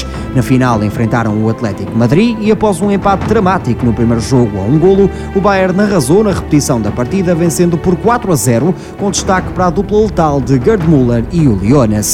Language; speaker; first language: Portuguese; native; Portuguese